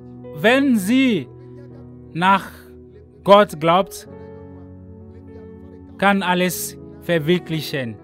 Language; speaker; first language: German; non-native, fluent; Ewe